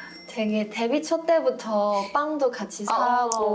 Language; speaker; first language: Korean; non-native, fluent; Chinese